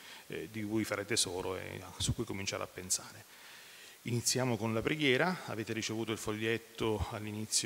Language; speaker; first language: Italian; native; Italian